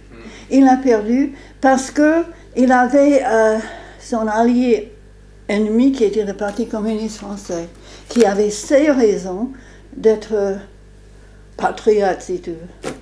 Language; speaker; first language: French; non-native, fluent; English